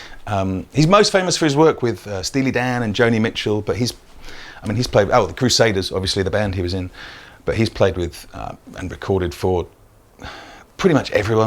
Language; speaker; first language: English; native; English